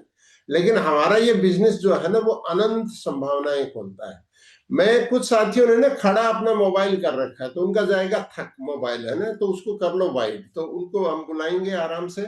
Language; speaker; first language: Hindi; native; Hindi